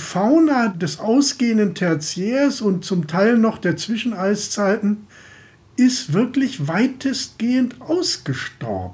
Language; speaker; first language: German; native; German